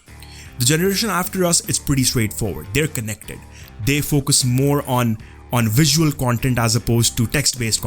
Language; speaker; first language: English; non-native, local second language; Urdu